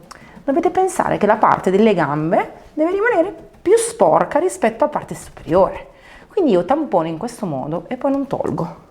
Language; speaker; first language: Italian; native; Italian